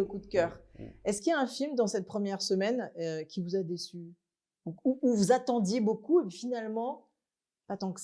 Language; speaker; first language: French; native; French